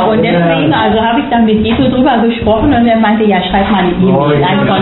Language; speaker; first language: German; non-native, fluent; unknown